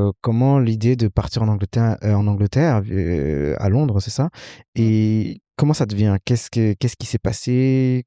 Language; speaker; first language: French; native; French